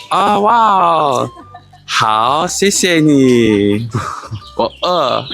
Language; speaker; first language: Chinese; non-native, learner; English